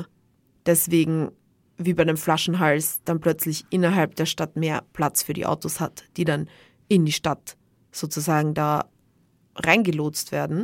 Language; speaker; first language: German; native; German